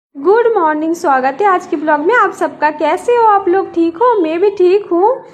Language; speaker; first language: Hindi; non-native, local second language; Bangla